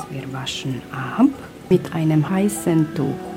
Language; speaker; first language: German; non-native, learner; Hungarian